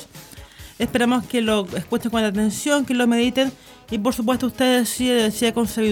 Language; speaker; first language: Spanish; native; Spanish